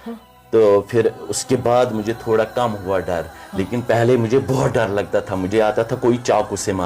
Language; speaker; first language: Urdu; non-native, local second language; Kashmiri